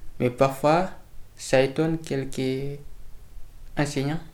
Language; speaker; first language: French; non-native, learner; Fula